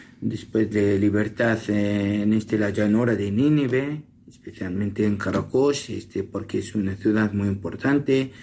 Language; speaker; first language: Spanish; non-native, learner; Assyrian Neo-Aramaic